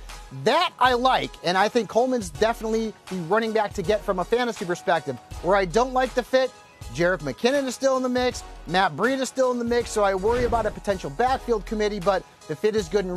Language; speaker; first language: English; native; English